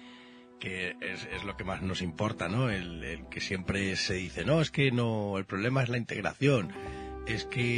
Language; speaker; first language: Spanish; native; Spanish